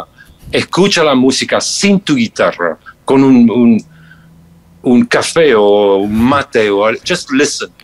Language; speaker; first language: Spanish; non-native, fluent; English